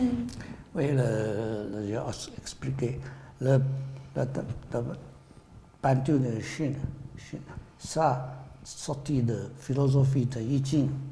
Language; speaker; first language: French; non-native, learner; Chinese